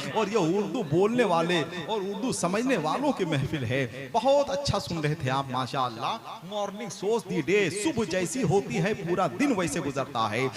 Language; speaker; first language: Hindi; native; Hindi